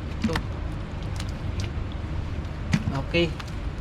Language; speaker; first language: English; non-native, local second language; Filipino